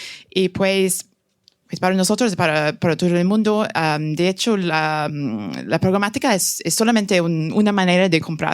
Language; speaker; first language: Spanish; non-native, fluent; French